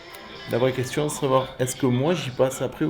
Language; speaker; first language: French; native; French